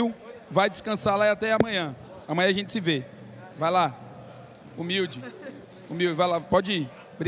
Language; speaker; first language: Portuguese; native; Portuguese